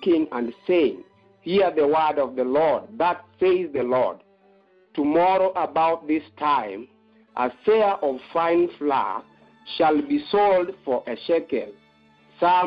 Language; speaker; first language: English; non-native, local second language; Luo (Kenya and Tanzania)